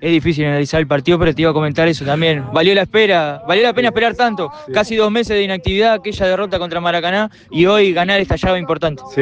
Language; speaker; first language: Spanish; native; Spanish